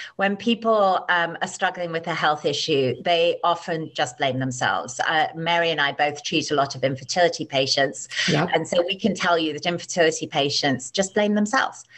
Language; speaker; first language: English; native; English